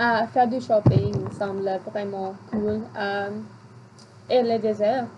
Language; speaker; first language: French; non-native, learner; English